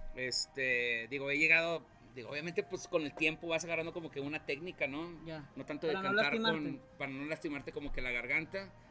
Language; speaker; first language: Spanish; native; Spanish